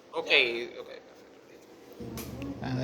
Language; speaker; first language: Spanish; native; Spanish